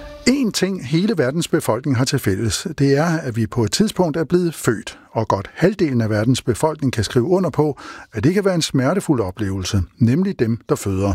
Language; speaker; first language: Danish; native; Danish